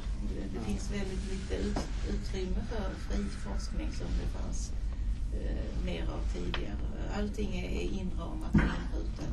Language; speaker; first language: Swedish; native; Swedish